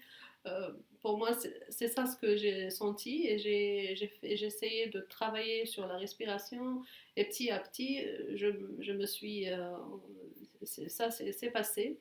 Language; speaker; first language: French; non-native, fluent; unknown